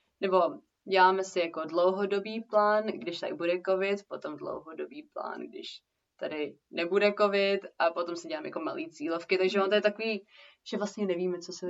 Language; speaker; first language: Czech; early bilingual, heritage; Czech